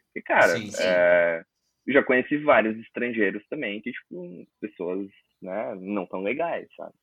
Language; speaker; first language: Portuguese; native; Portuguese